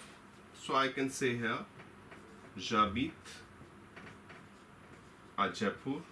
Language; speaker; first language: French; non-native, fluent; Hindi